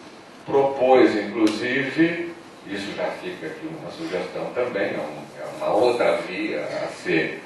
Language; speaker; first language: Portuguese; native; Portuguese